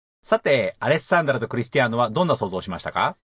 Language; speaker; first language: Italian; non-native, fluent; Japanese